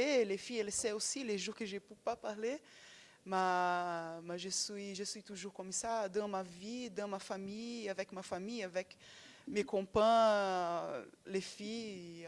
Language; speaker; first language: French; non-native, fluent; Portuguese